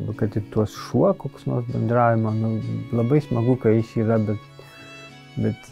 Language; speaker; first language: Lithuanian; native; Lithuanian